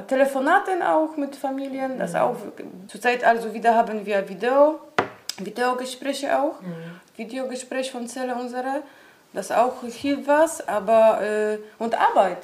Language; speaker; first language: German; non-native, learner; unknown